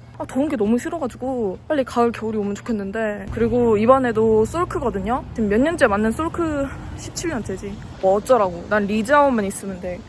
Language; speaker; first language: Korean; native; Korean